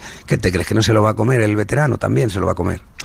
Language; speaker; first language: Spanish; native; Spanish